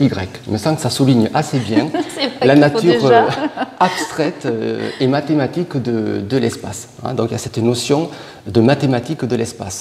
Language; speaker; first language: French; native; French